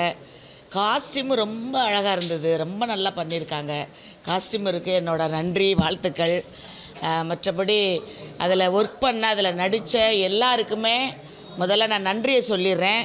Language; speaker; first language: Tamil; native; Tamil